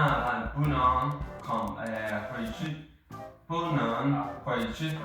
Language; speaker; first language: Chinese; non-native, learner; Spanish